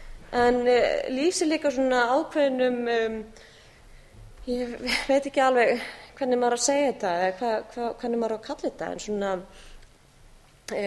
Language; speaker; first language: Icelandic; native; Icelandic